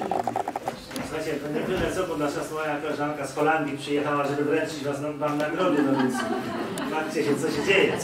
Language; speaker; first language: Polish; native; Polish